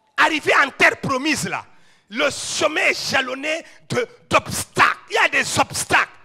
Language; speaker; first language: French; non-native, local second language; Wolof